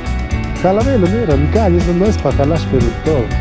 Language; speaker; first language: Spanish; native; Spanish